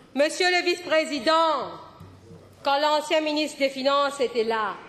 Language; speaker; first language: French; non-native, local second language; Morisyen